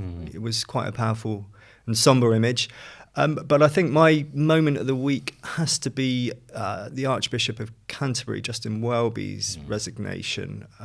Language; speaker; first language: English; native; English